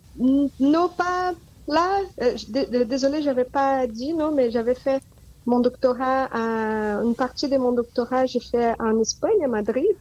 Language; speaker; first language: French; non-native, fluent; Portuguese